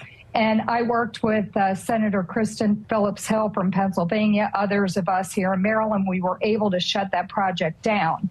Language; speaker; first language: English; native; English